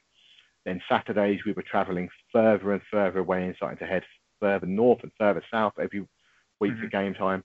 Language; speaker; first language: English; native; English